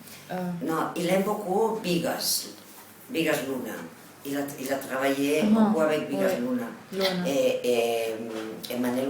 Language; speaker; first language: French; non-native, learner; Catalan